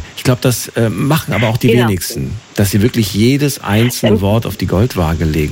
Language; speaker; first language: German; native; German